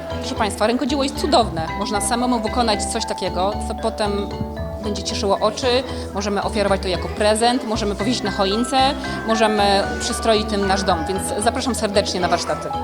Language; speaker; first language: Polish; native; Polish